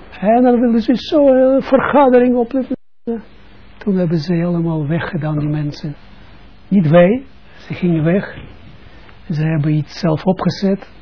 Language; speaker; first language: Dutch; non-native, fluent; Russian